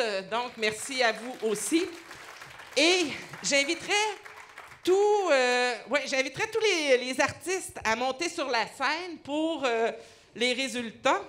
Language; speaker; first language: French; native; French